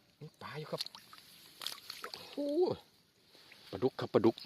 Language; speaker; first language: Thai; non-native, local second language; Northeastern Thai